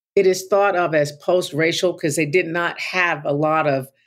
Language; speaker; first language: English; native; English